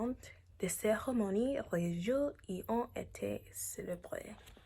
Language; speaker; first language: French; non-native, learner; English